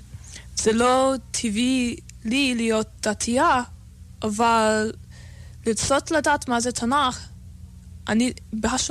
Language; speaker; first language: Hebrew; non-native, learner; English